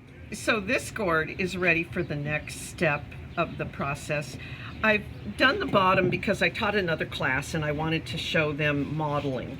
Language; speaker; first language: English; native; English